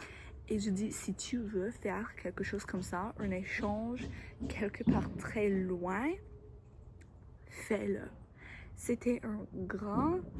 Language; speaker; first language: French; non-native, learner; English